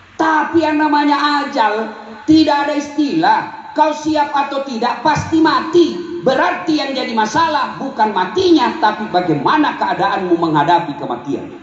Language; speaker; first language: Indonesian; non-native, local second language; Buginese